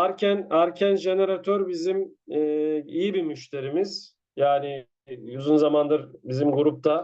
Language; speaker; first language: Turkish; native; Turkish